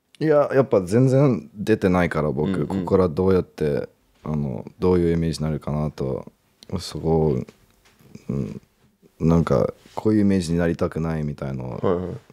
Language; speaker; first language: Japanese; early bilingual, heritage; English